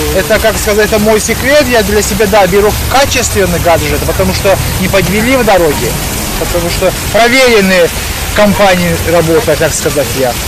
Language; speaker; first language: Russian; non-native, local second language; Azerbaijani